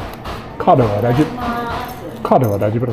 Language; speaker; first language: Japanese; non-native, learner; English